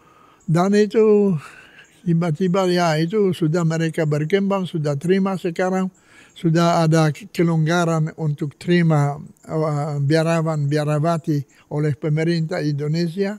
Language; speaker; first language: Indonesian; non-native, fluent; Polish